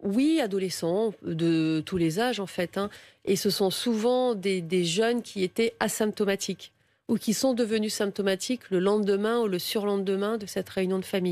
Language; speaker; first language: French; native; French